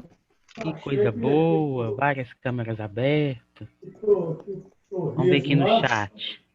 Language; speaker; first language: Portuguese; native; Portuguese